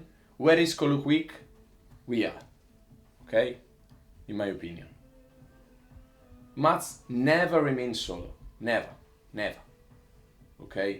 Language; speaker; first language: English; non-native, learner; Italian